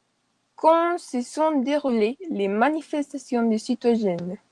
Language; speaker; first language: French; non-native, learner; Spanish